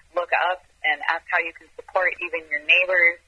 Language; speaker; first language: English; non-native, fluent; Hebrew